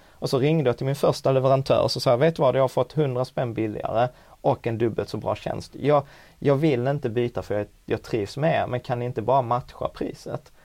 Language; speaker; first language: Swedish; early bilingual, other home language; Czech